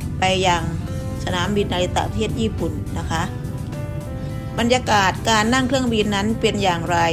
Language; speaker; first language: Thai; native; Thai